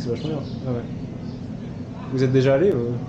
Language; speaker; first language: French; native; French